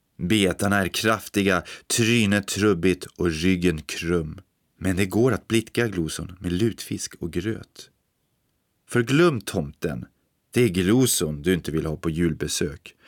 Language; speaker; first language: Swedish; native; Swedish